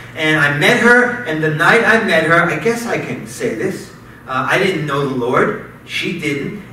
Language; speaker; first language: English; native; English